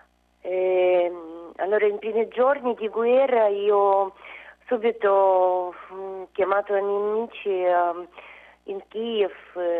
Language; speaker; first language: Italian; non-native, learner; Russian